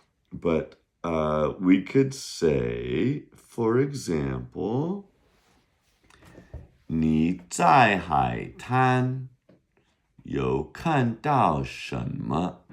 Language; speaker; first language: Chinese; non-native, fluent; English